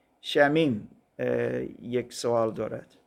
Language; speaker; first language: Persian; non-native, learner; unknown